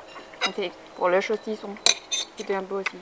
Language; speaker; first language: French; non-native, fluent; Chinese